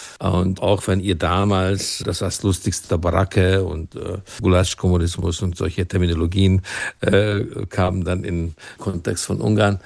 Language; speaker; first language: German; non-native, fluent; Hungarian